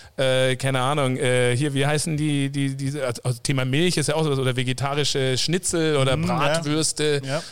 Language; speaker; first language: German; native; German